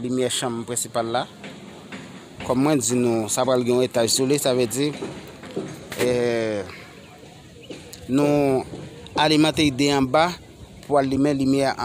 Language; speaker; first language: French; non-native, learner; Haitian Creole